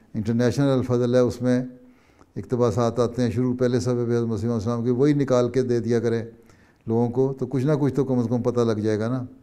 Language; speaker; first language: Urdu; native; Urdu